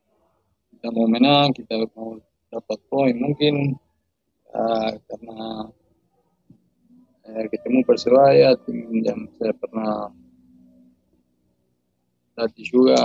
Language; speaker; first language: Indonesian; non-native, fluent; Spanish